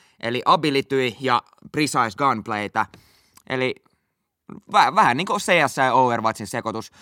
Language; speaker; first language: Finnish; native; Finnish